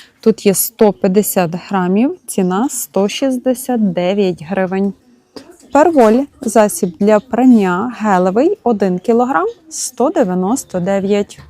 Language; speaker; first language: Ukrainian; native; Ukrainian